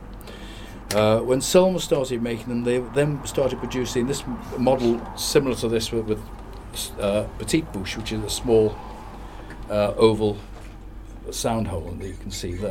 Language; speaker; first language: English; native; English